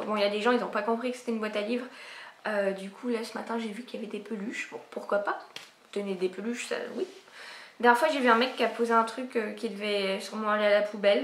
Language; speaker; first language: French; native; French